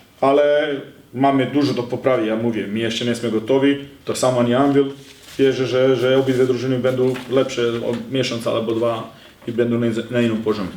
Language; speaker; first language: Polish; non-native, learner; Serbian